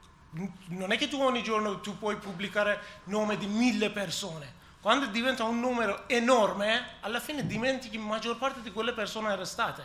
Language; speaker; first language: Italian; non-native, learner; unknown